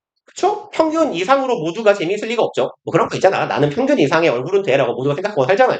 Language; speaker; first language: Korean; native; Korean